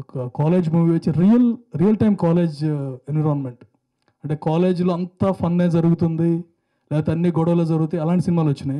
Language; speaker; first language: Telugu; native; Telugu